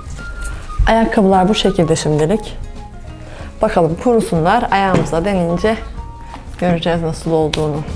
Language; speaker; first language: Turkish; native; Turkish